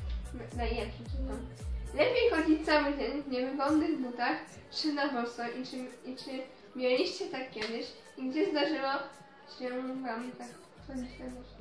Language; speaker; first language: Polish; early bilingual, heritage; Polish